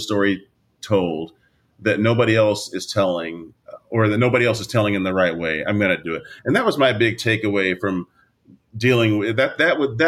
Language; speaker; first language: English; native; English